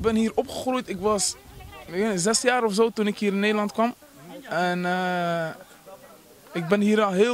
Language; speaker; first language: Dutch; early bilingual, other home language; Somali